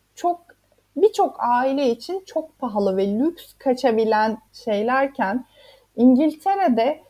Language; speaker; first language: Turkish; native; Turkish